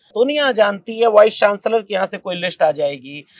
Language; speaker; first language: Hindi; native; Hindi